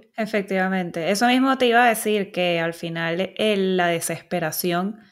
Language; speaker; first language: Spanish; native; Spanish